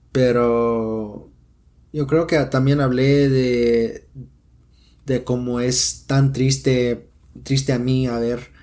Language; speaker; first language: Spanish; early bilingual, other home language; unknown